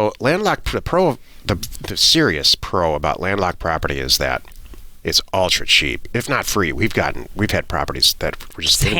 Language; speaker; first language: English; native; English